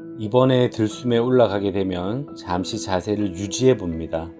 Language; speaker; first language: Korean; native; Korean